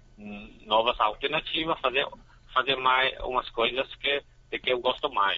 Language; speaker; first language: Portuguese; non-native, fluent; Chinese